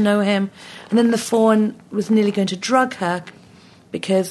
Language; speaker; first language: English; native; English